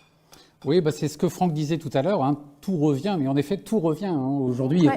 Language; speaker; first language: French; native; French